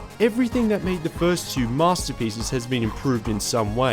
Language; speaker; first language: English; native; English